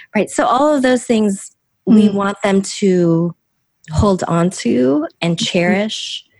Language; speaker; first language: English; early bilingual, other home language; Korean